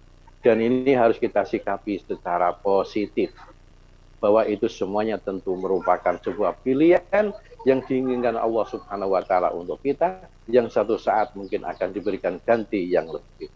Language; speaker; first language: Indonesian; native; Indonesian